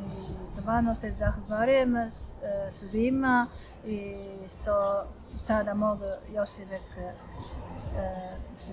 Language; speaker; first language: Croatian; non-native, learner; Japanese